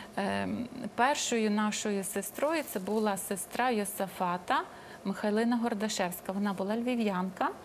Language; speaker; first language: Ukrainian; native; Ukrainian